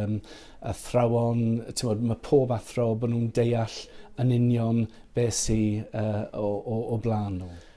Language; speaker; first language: Welsh; non-native, fluent; English